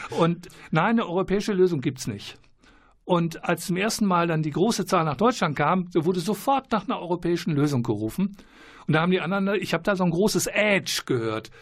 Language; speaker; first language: German; native; German